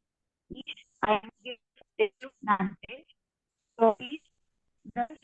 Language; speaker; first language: German; non-native, learner; Malayalam